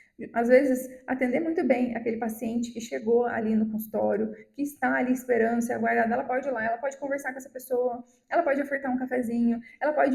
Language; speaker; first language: Portuguese; native; Portuguese